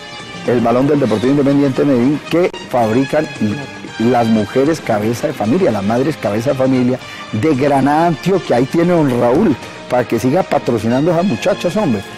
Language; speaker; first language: Spanish; native; Spanish